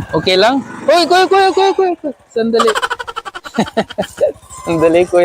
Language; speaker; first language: Filipino; non-native, learner; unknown